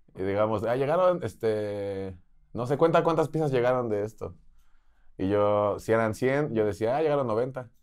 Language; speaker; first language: Spanish; native; Spanish